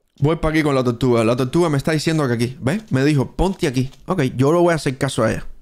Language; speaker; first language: Spanish; native; Spanish